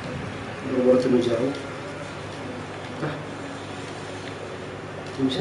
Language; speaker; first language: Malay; non-native, local second language; Sundanese